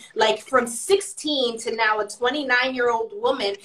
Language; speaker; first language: English; early bilingual, other home language; Spanish